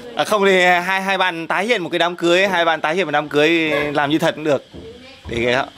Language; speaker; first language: Vietnamese; non-native, local second language; Hmong